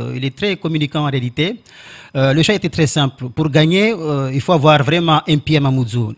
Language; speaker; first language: French; non-native, local second language; Comorian